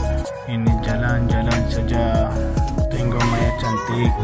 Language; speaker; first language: Indonesian; non-native, learner; Bangla